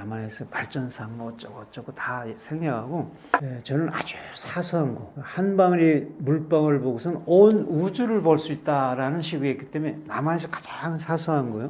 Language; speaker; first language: Korean; native; Korean